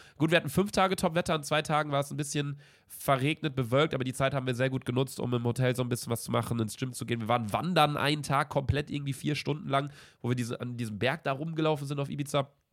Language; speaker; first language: German; native; German